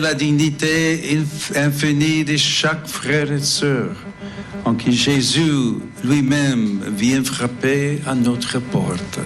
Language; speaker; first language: French; non-native, fluent; English